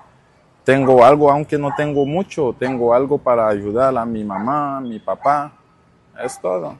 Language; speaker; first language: Spanish; non-native, learner; Haitian Creole